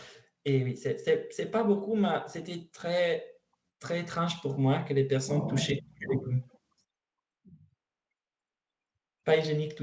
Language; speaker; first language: French; non-native, learner; Italian